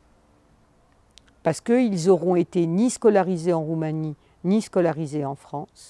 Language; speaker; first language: French; native; French